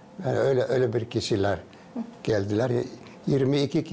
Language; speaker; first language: Turkish; non-native, fluent; Finnish